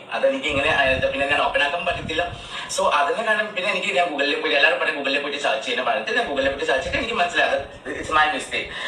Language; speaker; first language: Malayalam; non-native, fluent; Assamese